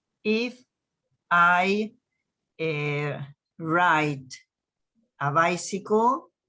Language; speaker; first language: English; non-native, learner; Spanish